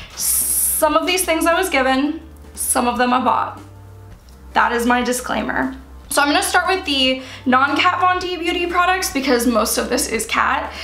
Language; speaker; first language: English; native; English